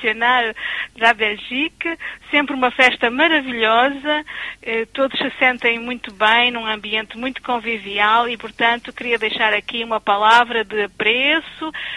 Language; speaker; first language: Portuguese; early bilingual, other home language; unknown